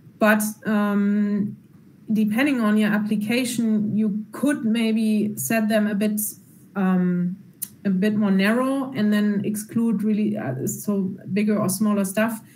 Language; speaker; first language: English; non-native, fluent; German